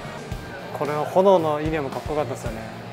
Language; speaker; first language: Japanese; native; Japanese